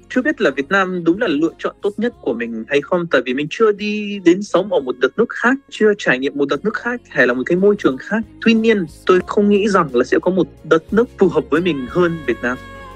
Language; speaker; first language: Vietnamese; non-native, fluent; Arabic